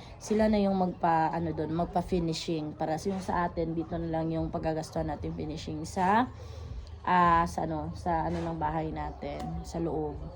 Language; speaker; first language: Filipino; non-native, local second language; Cebuano